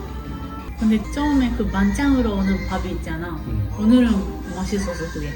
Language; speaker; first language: Korean; non-native, fluent; Japanese